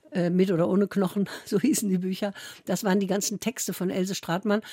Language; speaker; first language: German; native; German